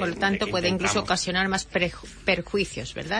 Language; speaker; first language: Spanish; native; Spanish